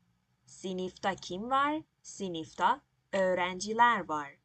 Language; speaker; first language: Turkish; non-native, learner; Persian